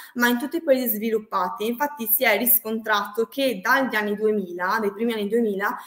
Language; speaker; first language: Italian; native; Italian